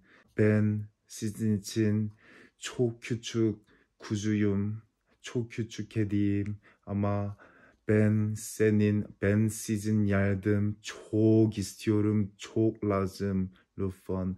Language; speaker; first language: Turkish; non-native, learner; Korean